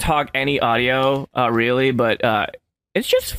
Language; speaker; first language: English; non-native, local second language; Filipino